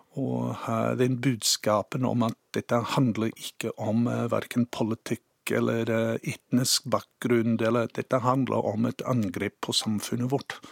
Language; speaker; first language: Norwegian; non-native, fluent; English